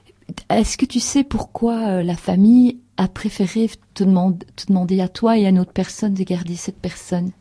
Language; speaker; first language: French; native; French